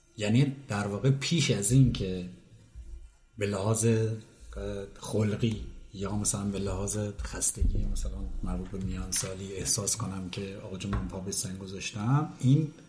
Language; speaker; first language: Persian; native; Persian